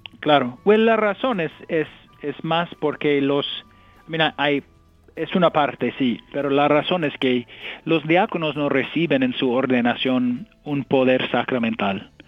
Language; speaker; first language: Spanish; non-native, fluent; English